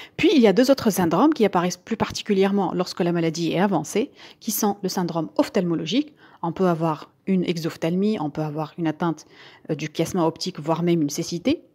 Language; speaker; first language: French; non-native, local second language; Arabic